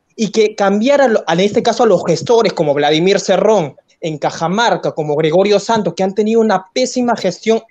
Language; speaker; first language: Spanish; native; Spanish